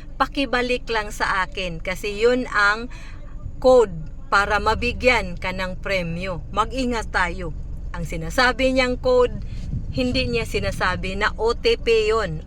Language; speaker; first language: Filipino; non-native, local second language; Cebuano